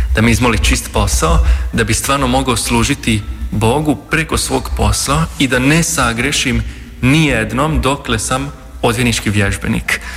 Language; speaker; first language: Croatian; non-native, local second language; Hungarian